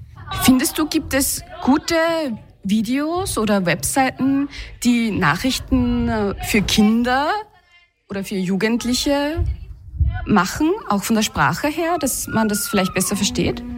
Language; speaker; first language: German; native; German